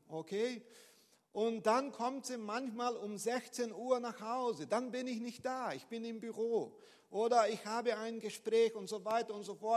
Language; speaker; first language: German; non-native, fluent; Portuguese